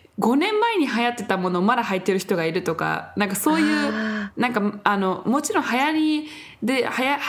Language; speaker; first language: Japanese; early bilingual, heritage; Japanese